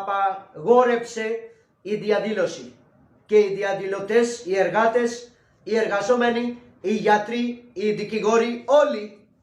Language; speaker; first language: Greek; non-native, learner; Urdu